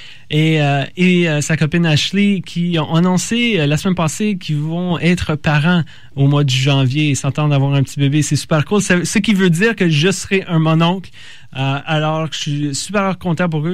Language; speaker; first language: French; native; French